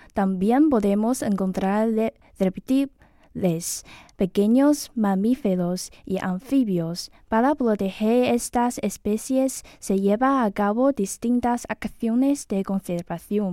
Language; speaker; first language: Spanish; non-native, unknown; Chinese